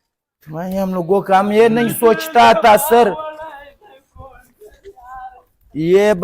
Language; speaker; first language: Hindi; non-native, local second language; Pashto